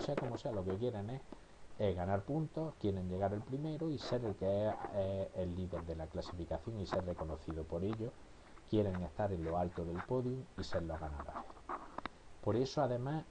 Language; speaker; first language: Spanish; native; Spanish